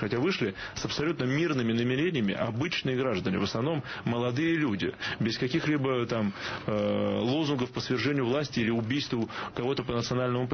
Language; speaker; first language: Russian; native; Russian